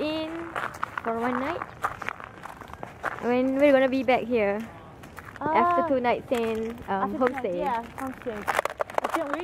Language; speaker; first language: English; non-native, local second language; Malay